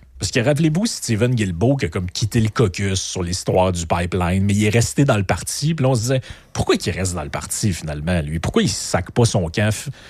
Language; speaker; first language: French; native; French